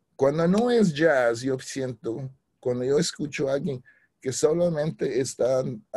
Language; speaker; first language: Spanish; early bilingual, heritage; Spanish